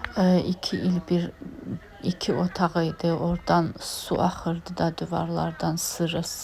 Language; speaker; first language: Azerbaijani; non-native, fluent; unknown